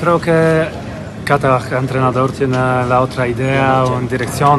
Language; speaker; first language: Spanish; non-native, fluent; Polish